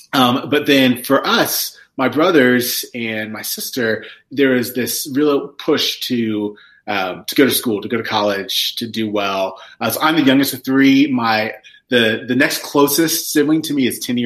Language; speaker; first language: English; native; English